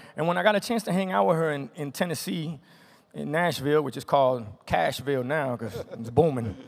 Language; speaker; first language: English; native; English